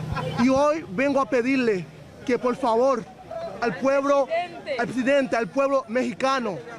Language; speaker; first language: Spanish; non-native, fluent; Haitian Creole